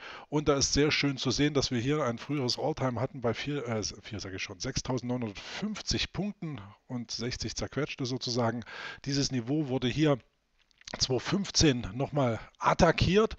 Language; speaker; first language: German; native; German